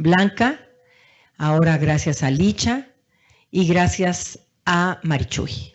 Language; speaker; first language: Spanish; native; Spanish